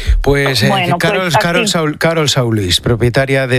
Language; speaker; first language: Spanish; native; Spanish